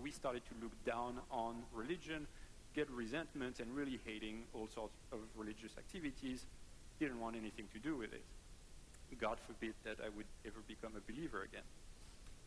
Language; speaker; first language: English; non-native, fluent; French